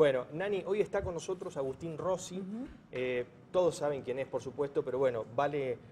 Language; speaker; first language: Spanish; native; Spanish